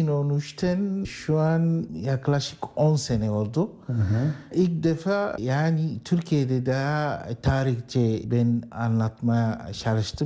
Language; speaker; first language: Turkish; non-native, learner; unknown